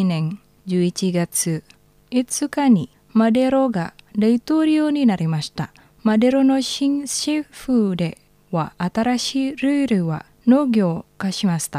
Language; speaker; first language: Japanese; non-native, learner; Indonesian